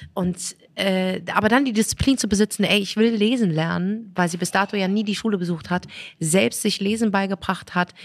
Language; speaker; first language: German; early bilingual, other home language; Arabic